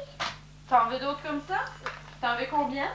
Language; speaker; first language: French; native; French